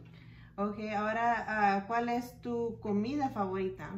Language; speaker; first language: Spanish; early bilingual, heritage; Spanish